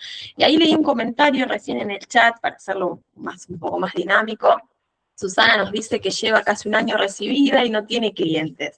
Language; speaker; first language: Spanish; native; Spanish